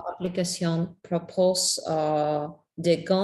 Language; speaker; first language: French; non-native, learner; English